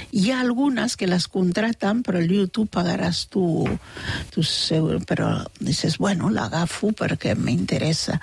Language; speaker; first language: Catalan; non-native, fluent; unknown